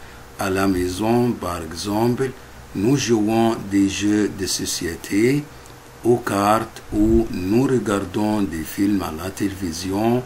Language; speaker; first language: French; non-native, fluent; Arabic